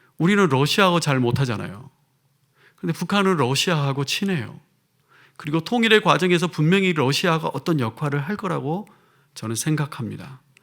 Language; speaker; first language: Korean; native; Korean